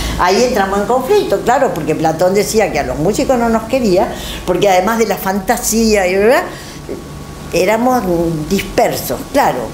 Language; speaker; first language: Spanish; native; Spanish